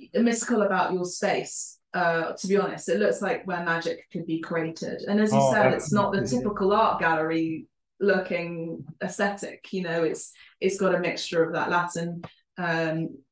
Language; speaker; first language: English; early bilingual, other home language; Spanish